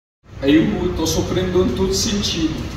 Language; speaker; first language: Portuguese; non-native, fluent; Arabic